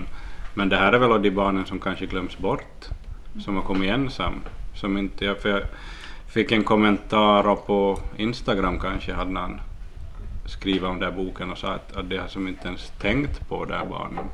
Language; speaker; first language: Swedish; native; Swedish